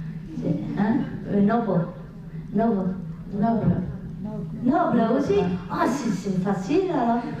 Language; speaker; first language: French; non-native, learner; Vietnamese